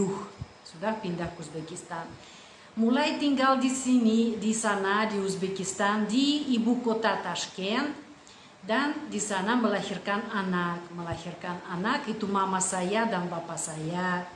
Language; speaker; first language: Indonesian; non-native, fluent; Russian